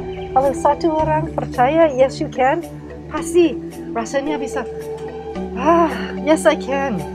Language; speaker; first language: Indonesian; non-native, learner; English